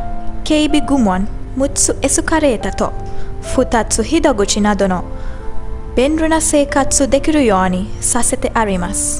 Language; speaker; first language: Japanese; non-native, learner; Sinhala